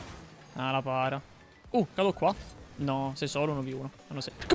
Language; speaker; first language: Italian; native; Italian